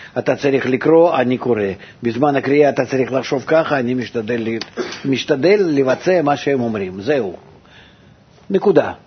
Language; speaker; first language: Hebrew; non-native, fluent; Russian